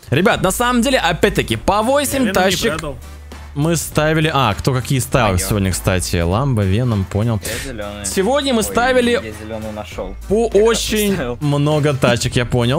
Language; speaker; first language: Russian; native; Russian